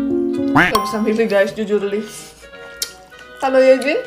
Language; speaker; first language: Indonesian; early bilingual, other home language; Korean